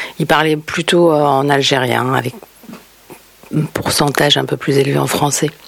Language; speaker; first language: French; native; French